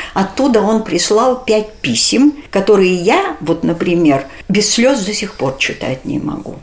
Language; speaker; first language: Russian; native; Russian